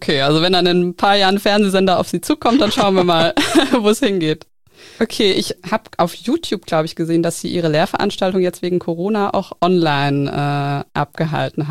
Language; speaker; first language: German; native; German